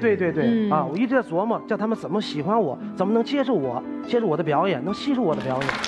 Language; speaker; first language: Chinese; native; Chinese